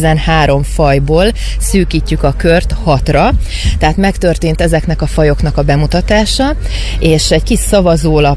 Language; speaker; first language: Hungarian; native; Hungarian